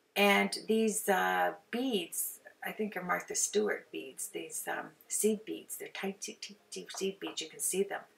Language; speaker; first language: English; native; English